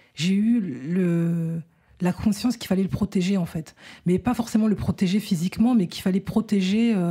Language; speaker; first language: French; native; French